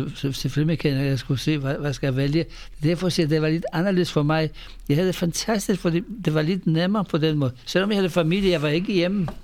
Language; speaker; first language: Danish; non-native, fluent; Polish